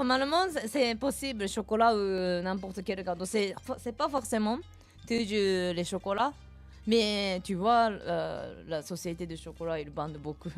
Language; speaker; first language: French; non-native, fluent; Japanese